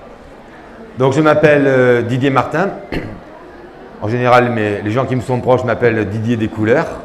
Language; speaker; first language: French; native; French